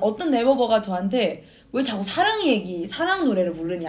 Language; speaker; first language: Korean; non-native, fluent; Chinese